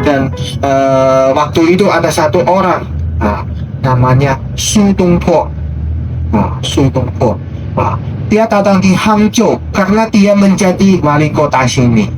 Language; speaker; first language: Indonesian; non-native, learner; Chinese